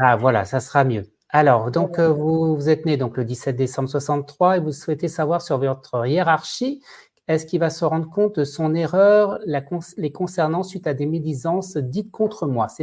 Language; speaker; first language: French; native; French